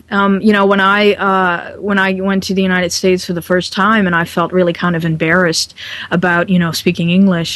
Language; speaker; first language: English; non-native, fluent; Dutch